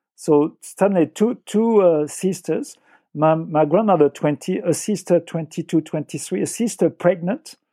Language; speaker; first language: English; non-native, fluent; French